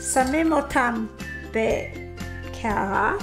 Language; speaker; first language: Hebrew; non-native, fluent; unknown